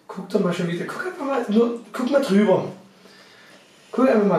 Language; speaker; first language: German; native; German